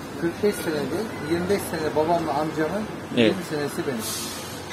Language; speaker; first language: Turkish; native; Turkish